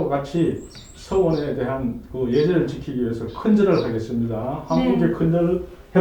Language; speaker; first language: Korean; native; Korean